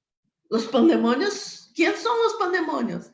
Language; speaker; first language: Spanish; non-native, fluent; Portuguese